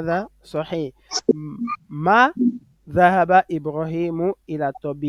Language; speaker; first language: Arabic; non-native, fluent; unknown